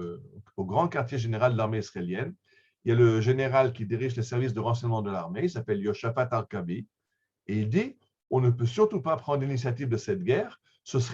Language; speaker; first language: French; native; French